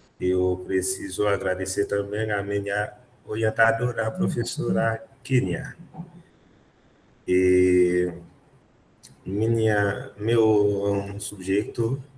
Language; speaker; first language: Portuguese; non-native, learner; Haitian Creole